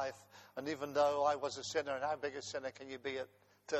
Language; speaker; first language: English; native; English